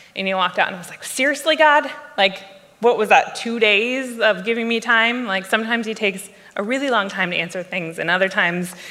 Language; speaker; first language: English; native; English